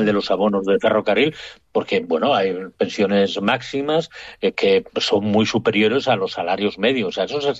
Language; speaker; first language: Spanish; native; Spanish